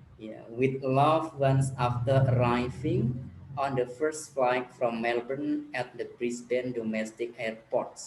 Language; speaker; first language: English; non-native, learner; Indonesian